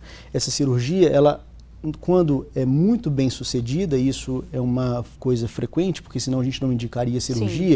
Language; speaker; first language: Portuguese; native; Portuguese